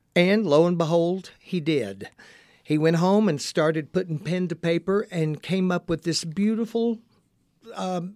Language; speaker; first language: English; native; English